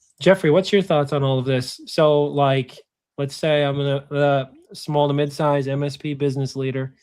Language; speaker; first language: English; native; English